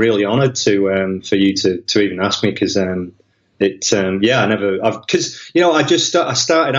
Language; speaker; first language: English; native; English